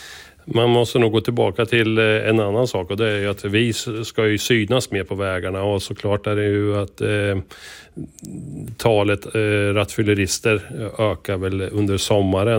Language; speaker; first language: Swedish; native; Swedish